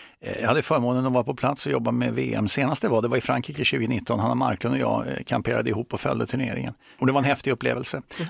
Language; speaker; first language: Swedish; native; Swedish